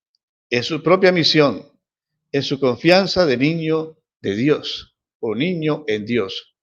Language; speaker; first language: Spanish; native; Spanish